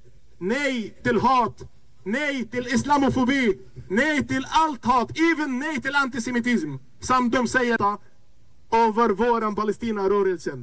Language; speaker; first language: Swedish; non-native, fluent; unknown